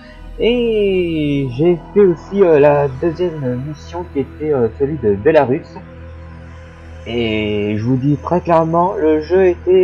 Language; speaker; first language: French; native; French